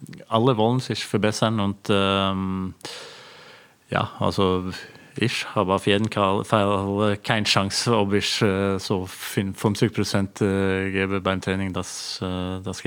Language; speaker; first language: German; non-native, fluent; Norwegian